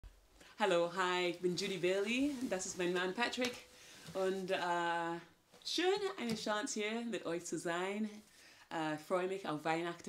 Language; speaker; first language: German; non-native, fluent; English